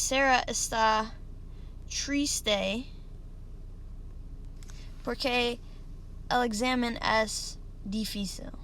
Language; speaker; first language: Spanish; non-native, learner; English